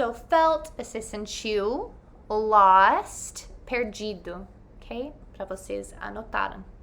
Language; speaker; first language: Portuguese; non-native, fluent; English